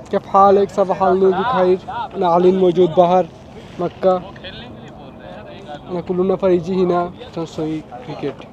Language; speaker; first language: Arabic; non-native, learner; Bangla